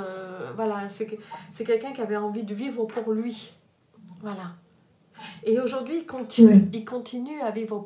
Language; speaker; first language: French; native; French